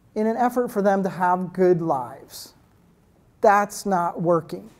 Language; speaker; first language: English; native; English